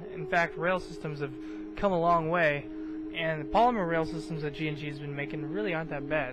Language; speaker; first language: English; native; English